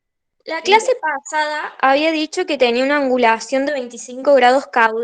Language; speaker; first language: Spanish; native; Spanish